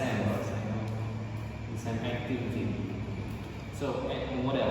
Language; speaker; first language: English; non-native, learner; Indonesian